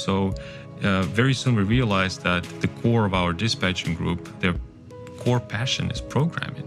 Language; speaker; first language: English; non-native, fluent; Kazakh